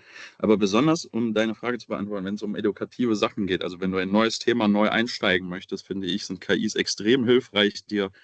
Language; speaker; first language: German; native; German